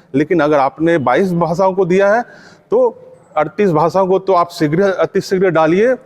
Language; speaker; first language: Hindi; non-native, local second language; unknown